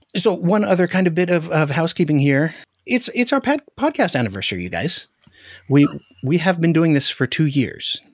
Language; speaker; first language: English; native; English